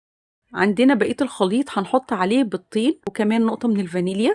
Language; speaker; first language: Arabic; native; Arabic